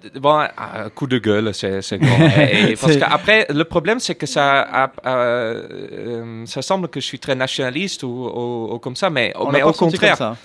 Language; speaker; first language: French; non-native, fluent; Dutch